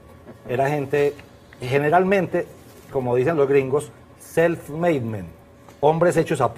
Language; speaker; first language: Spanish; native; Spanish